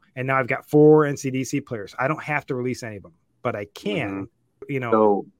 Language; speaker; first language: English; native; English